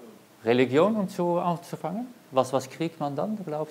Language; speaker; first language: German; non-native, learner; Dutch